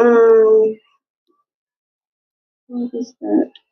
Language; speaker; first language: English; non-native, learner; Vietnamese